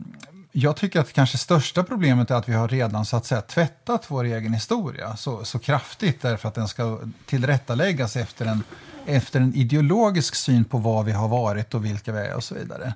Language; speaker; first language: Swedish; native; Swedish